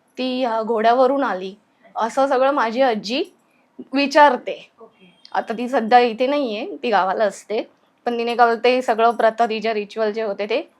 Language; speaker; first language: Marathi; native; Marathi